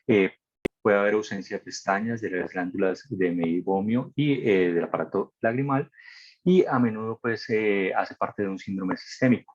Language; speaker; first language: Spanish; native; Spanish